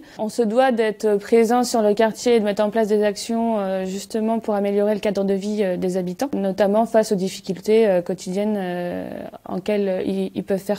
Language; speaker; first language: French; native; French